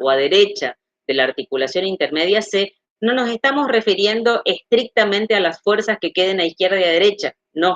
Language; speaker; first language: Spanish; native; Spanish